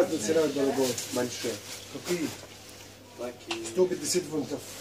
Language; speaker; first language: Russian; non-native, learner; Arabic